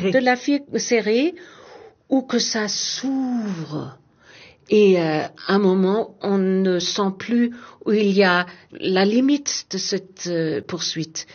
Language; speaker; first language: French; non-native, fluent; German